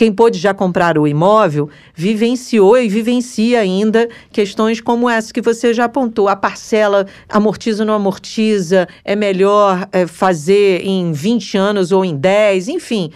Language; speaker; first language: Portuguese; native; Portuguese